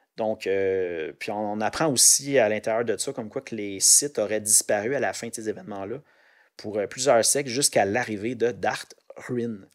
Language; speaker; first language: French; native; French